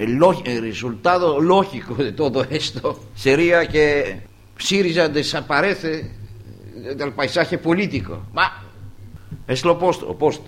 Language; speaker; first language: Spanish; non-native, learner; Greek